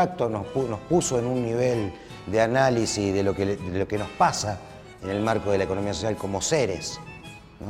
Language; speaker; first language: Spanish; native; Spanish